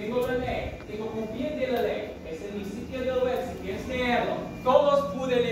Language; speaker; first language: Spanish; non-native, learner; English